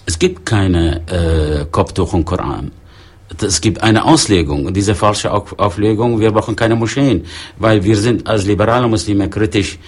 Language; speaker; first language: German; non-native, fluent; Arabic